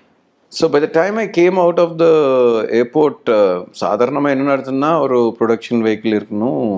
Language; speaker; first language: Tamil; non-native, learner; Telugu